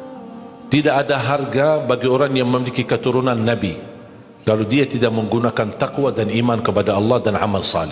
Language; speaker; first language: Indonesian; non-native, fluent; Arabic